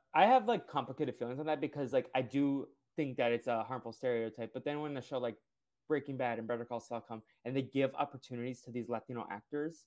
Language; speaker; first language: English; early bilingual, other home language; Portuguese